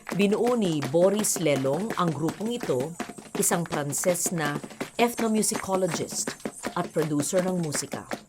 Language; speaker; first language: Filipino; native; Filipino